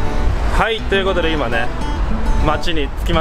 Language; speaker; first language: Japanese; native; Japanese